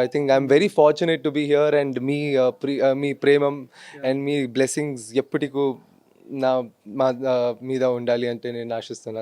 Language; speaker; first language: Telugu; non-native, fluent; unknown